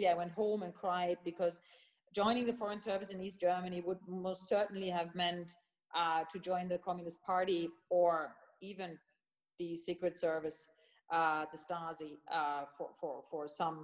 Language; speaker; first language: English; non-native, fluent; German